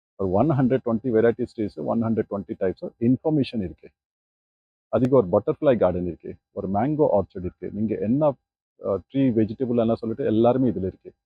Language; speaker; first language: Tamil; non-native, learner; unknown